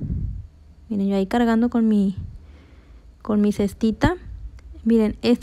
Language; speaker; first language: Spanish; native; Spanish